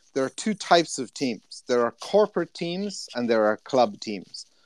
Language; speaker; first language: English; native; English